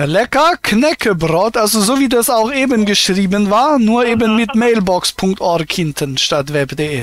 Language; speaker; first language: German; native; German